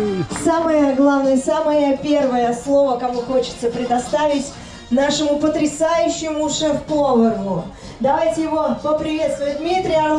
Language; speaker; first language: Russian; native; Russian